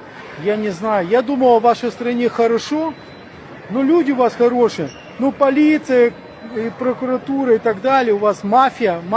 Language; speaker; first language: Russian; non-native, fluent; Romanian